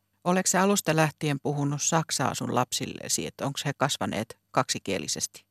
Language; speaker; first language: Finnish; native; Finnish